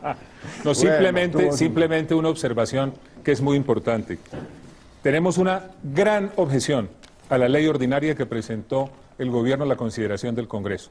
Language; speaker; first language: Spanish; native; Spanish